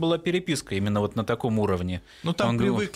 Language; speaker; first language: Russian; native; Russian